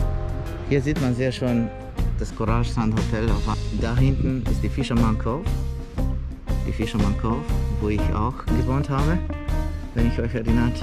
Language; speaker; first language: German; non-native, fluent; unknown